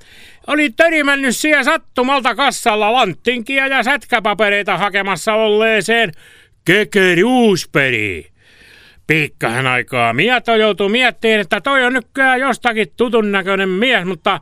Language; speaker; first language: Finnish; native; Finnish